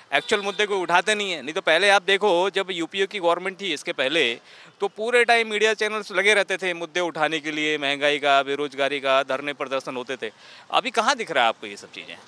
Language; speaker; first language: Hindi; native; Hindi